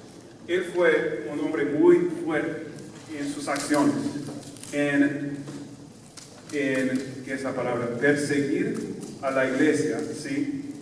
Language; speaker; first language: Spanish; non-native, fluent; English